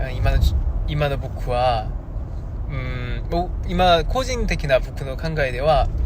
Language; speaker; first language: Japanese; non-native, fluent; Korean